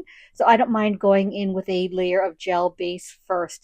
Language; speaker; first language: English; native; English